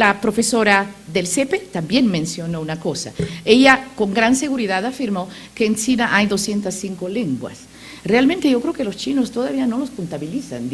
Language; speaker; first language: Spanish; non-native, fluent; Macedonian